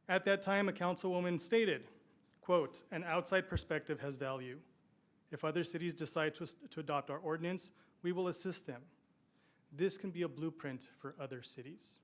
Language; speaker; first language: English; native; English